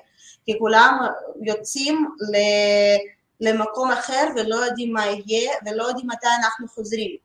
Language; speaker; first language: Hebrew; non-native, learner; Russian